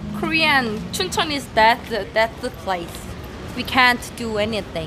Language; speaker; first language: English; non-native, learner; Korean